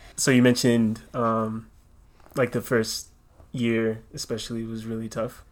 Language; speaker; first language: English; native; English